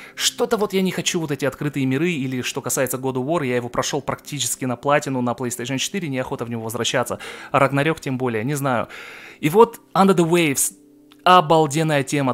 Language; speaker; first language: Russian; native; Russian